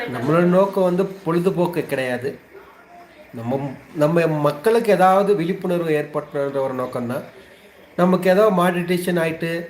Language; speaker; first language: Tamil; non-native, local second language; Telugu